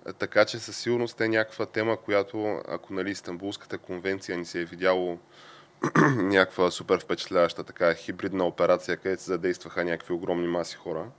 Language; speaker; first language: Bulgarian; native; Bulgarian